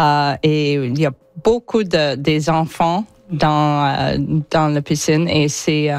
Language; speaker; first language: French; non-native, learner; English